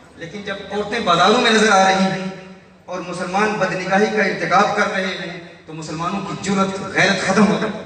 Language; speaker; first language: Urdu; early bilingual, heritage; Urdu